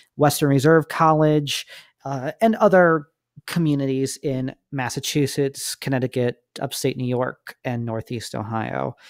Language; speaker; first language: English; native; English